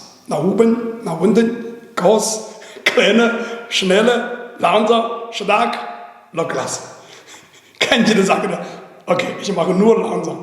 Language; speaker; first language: German; non-native, learner; Chinese